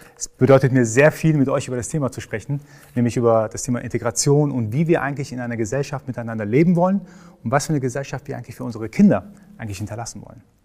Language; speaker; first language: German; early bilingual, other home language; Persian